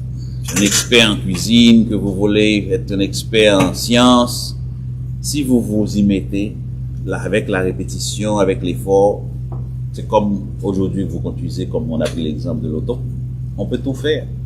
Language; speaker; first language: French; native; French